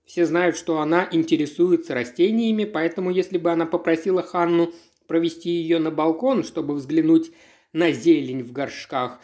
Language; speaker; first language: Russian; native; Russian